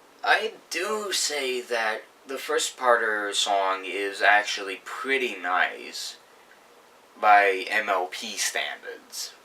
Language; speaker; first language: English; native; English